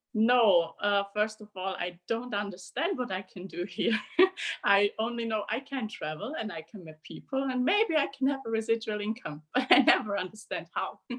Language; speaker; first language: English; non-native, fluent; German